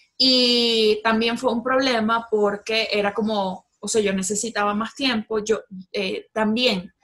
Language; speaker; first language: Spanish; native; Spanish